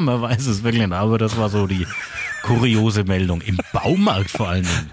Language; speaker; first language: German; native; German